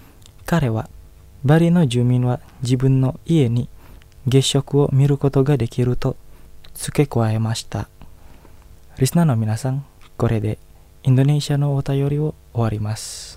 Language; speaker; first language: Japanese; non-native, fluent; Indonesian